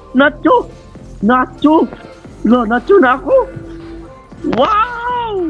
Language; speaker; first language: Filipino; non-native, local second language; Cebuano